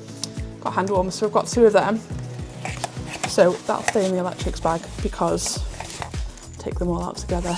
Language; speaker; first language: English; native; English